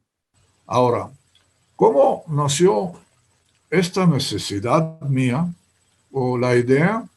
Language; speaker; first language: Spanish; non-native, fluent; Hebrew